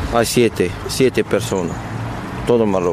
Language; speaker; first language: Spanish; non-native, learner; Arabic